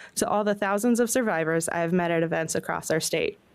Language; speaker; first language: English; native; English